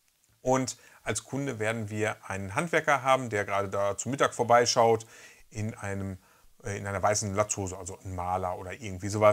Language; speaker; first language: German; native; German